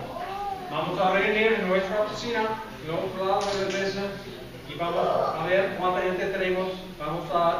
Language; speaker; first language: Spanish; non-native, fluent; English